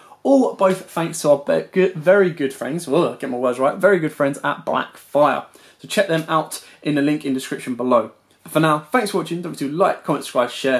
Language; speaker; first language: English; native; English